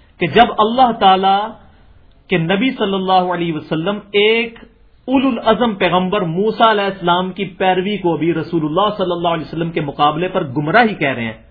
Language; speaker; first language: Urdu; non-native, local second language; Punjabi